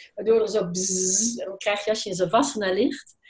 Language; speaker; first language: Dutch; native; Dutch